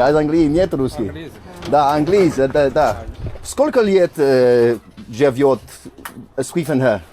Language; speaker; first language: Russian; non-native, learner; English